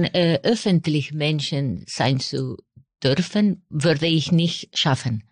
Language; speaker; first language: German; non-native, fluent; Spanish